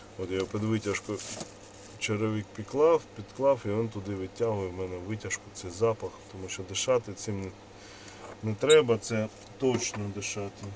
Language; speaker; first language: Ukrainian; non-native, local second language; Russian